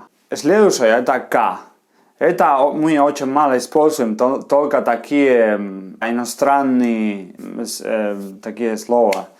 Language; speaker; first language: Russian; non-native, fluent; Spanish